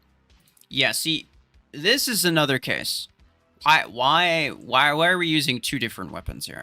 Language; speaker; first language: English; native; English